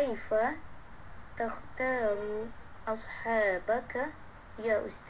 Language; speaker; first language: Arabic; non-native, learner; Malay